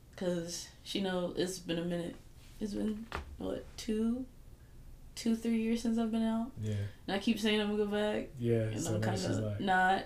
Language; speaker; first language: English; native; English